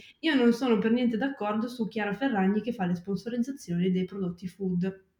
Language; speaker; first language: Italian; native; Italian